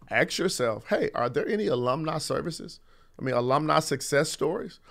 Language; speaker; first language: English; native; English